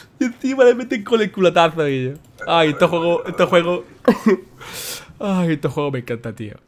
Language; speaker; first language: Spanish; native; Spanish